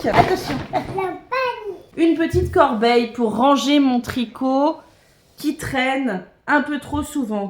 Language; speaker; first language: French; native; French